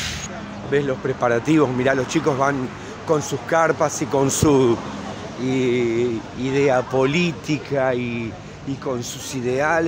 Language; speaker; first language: Spanish; native; Spanish